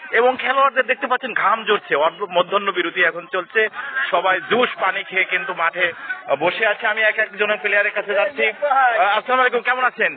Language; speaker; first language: Bangla; native; Bangla